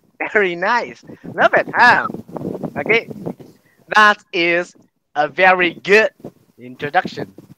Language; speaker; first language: English; non-native, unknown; Vietnamese